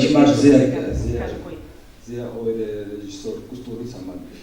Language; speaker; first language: German; non-native, learner; Georgian